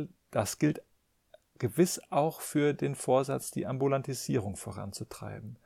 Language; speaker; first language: German; native; German